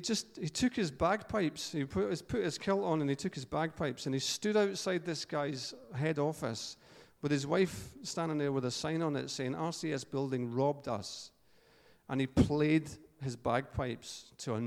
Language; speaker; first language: English; native; English